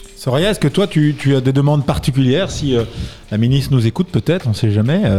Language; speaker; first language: French; native; French